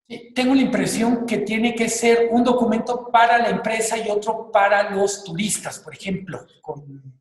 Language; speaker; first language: Spanish; native; Spanish